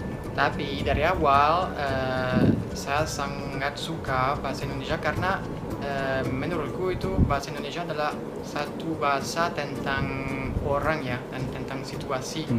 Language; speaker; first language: Indonesian; non-native, fluent; French